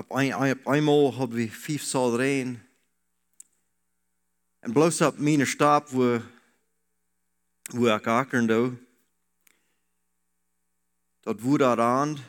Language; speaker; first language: German; non-native, learner; Low German